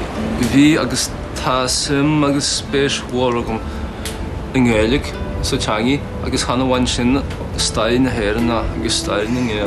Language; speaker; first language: Irish; non-native, fluent; English